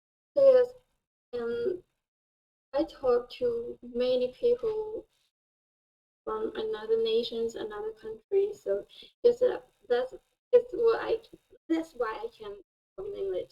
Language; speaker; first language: English; non-native, fluent; Thai